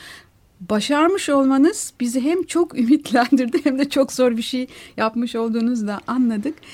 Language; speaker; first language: Turkish; native; Turkish